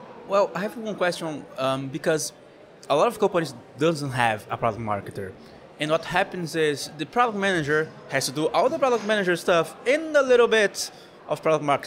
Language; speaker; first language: English; non-native, fluent; Portuguese